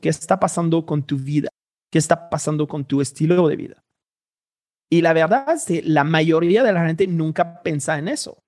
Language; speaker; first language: Spanish; non-native, fluent; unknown